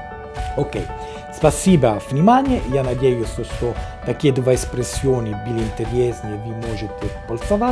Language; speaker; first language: Russian; non-native, learner; Italian